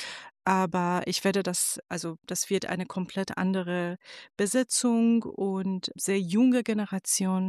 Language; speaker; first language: German; non-native, fluent; Persian